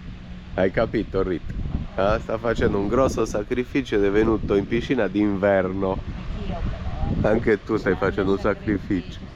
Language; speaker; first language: Italian; native; Italian